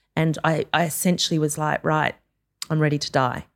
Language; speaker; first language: English; native; English